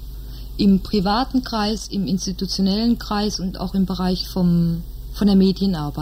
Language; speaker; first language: German; native; German